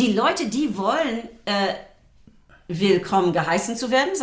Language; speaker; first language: German; non-native, fluent; English